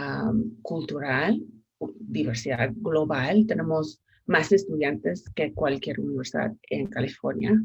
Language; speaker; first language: Spanish; non-native, fluent; English